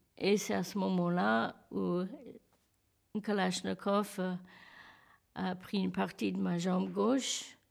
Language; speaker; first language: French; non-native, fluent; English